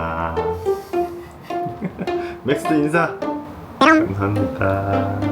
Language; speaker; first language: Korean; non-native, learner; English